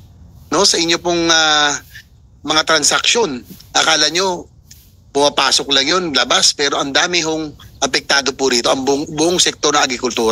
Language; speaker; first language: Filipino; native; Filipino